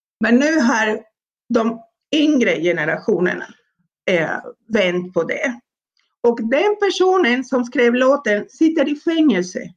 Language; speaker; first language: Swedish; non-native, fluent; Spanish